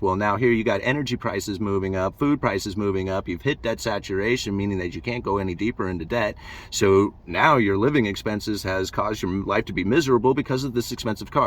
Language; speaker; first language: English; native; English